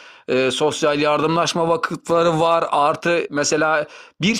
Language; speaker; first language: Turkish; native; Turkish